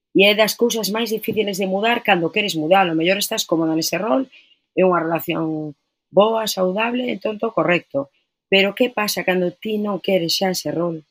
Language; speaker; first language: Galician; non-native, local second language; Spanish